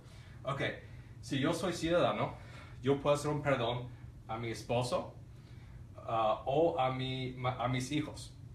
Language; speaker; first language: Spanish; non-native, fluent; English